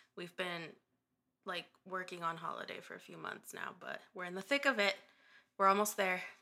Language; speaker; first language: English; early bilingual, other home language; Spanish